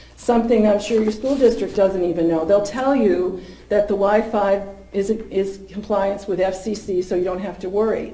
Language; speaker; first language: English; native; English